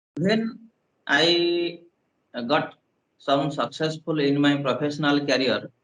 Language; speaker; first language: English; non-native, learner; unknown